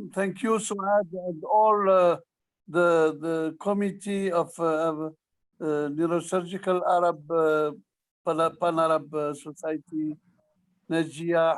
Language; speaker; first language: English; non-native, fluent; French